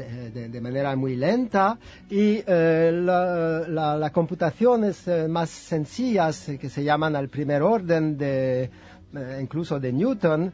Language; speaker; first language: Spanish; non-native, fluent; French